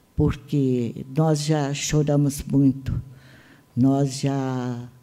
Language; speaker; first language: Portuguese; native; Portuguese